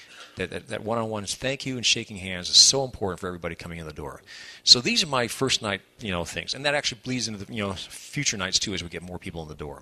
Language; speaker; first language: English; native; English